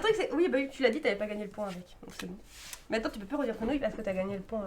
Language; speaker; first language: French; native; French